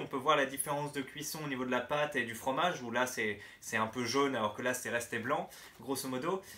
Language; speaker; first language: French; native; French